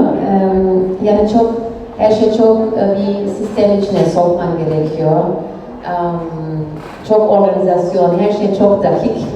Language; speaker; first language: Turkish; early bilingual, heritage; Turkish